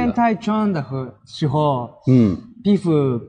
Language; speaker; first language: Chinese; non-native, learner; Japanese